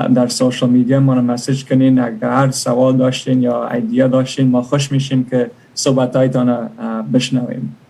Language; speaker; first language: Persian; early bilingual, other home language; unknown